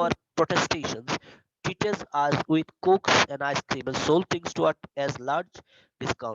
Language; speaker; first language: English; non-native, local second language; Bangla